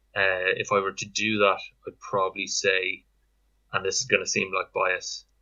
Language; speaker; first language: English; native; English